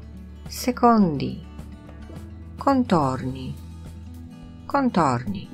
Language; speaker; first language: Italian; non-native, fluent; Polish